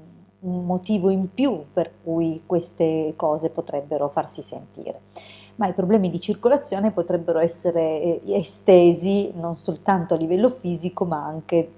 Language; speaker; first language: Italian; native; Italian